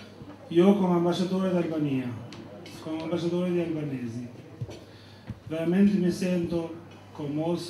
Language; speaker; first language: Italian; non-native, fluent; Albanian